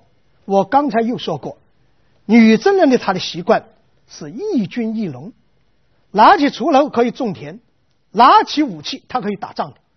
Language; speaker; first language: Chinese; native; Chinese